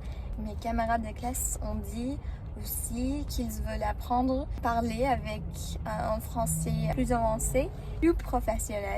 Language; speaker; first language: French; non-native, learner; English